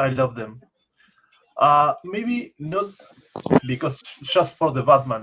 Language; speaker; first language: English; non-native, fluent; Spanish